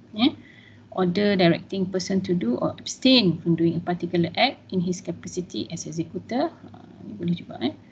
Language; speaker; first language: English; non-native, local second language; Malay